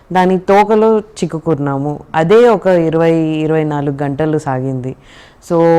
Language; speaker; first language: Telugu; native; Telugu